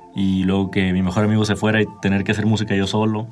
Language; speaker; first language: Spanish; native; Spanish